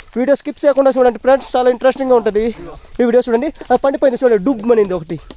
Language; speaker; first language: Telugu; non-native, local second language; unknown